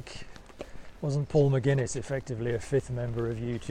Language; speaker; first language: English; native; English